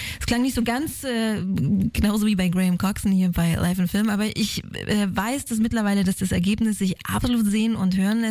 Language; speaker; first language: German; native; German